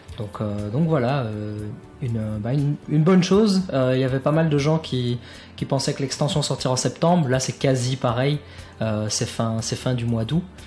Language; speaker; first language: French; native; French